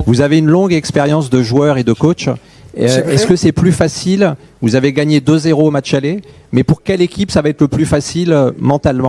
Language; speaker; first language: French; native; French